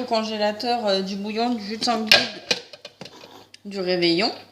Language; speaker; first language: French; native; French